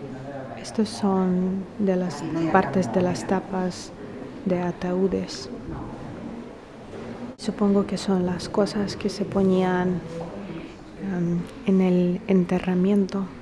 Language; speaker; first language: Spanish; non-native, fluent; Russian